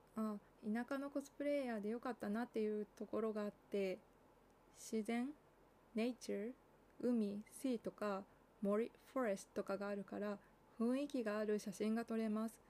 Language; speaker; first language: Japanese; native; Japanese